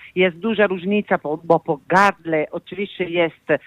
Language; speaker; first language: Polish; non-native, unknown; Italian